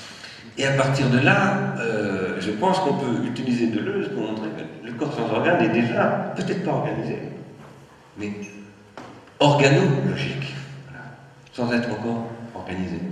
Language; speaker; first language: French; native; French